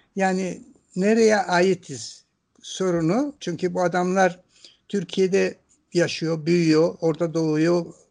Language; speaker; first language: Turkish; non-native, local second language; Greek